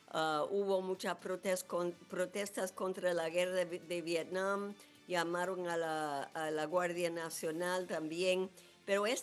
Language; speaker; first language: Spanish; non-native, fluent; English